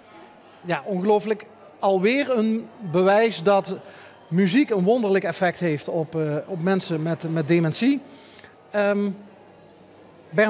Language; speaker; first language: Dutch; native; Dutch